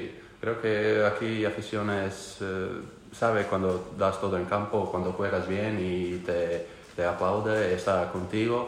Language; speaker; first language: Spanish; non-native, learner; Croatian